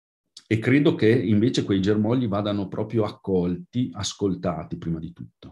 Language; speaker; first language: Italian; native; Italian